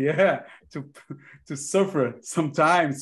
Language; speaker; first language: English; non-native, learner; Portuguese